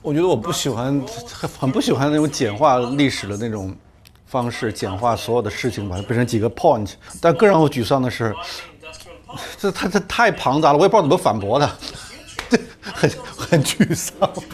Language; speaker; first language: Chinese; native; Chinese